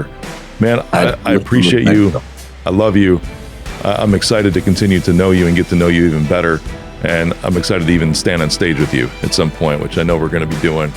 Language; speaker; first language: English; native; English